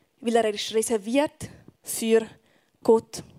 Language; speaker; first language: German; native; German